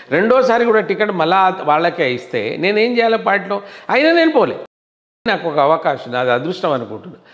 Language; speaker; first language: Telugu; non-native, local second language; Lambadi